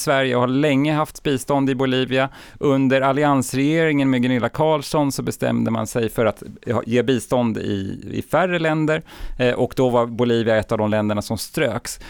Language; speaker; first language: Swedish; native; Swedish